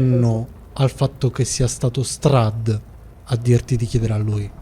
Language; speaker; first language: Italian; native; Italian